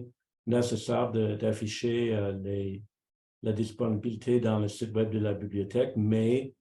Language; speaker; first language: French; non-native, local second language; English